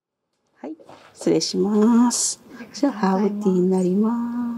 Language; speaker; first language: Japanese; native; Japanese